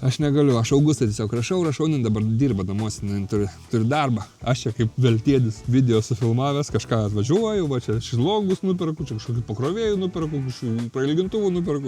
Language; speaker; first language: Lithuanian; native; Lithuanian